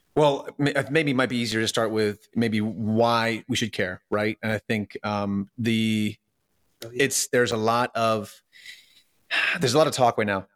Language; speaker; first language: English; early bilingual, other home language; Russian